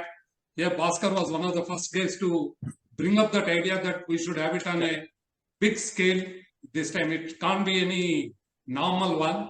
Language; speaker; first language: English; non-native, local second language; Telugu